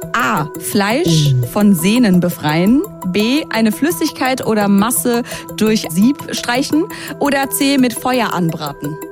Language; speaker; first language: German; early bilingual, other home language; Turkish